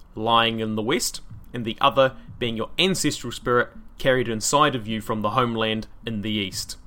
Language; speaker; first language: English; native; English